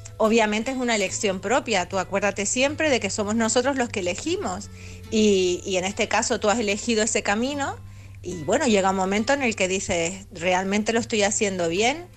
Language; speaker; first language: Spanish; native; Spanish